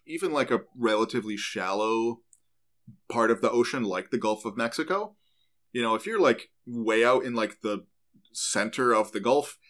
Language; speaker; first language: English; native; English